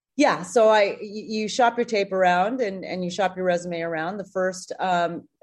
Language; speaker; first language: English; native; English